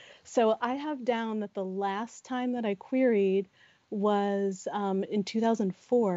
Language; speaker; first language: English; native; English